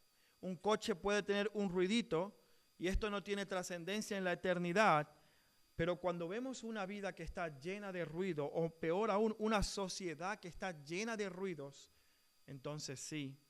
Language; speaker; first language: Spanish; native; Spanish